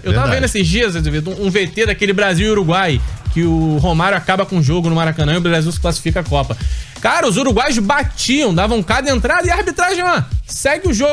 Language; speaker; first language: Portuguese; native; Portuguese